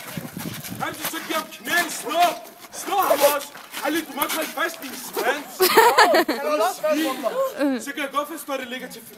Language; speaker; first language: Danish; early bilingual, other home language; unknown